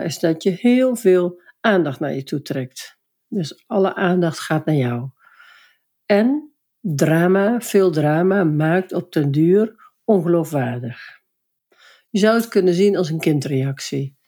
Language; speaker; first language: Dutch; native; Dutch